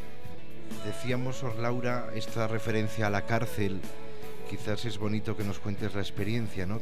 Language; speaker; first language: Spanish; native; Spanish